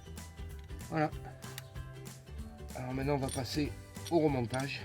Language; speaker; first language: French; native; French